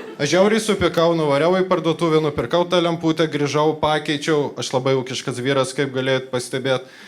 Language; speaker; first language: Lithuanian; non-native, local second language; Polish